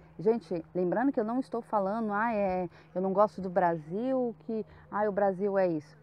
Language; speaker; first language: Portuguese; native; Portuguese